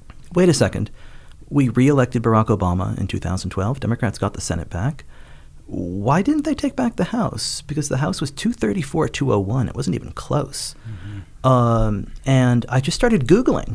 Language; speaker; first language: English; native; English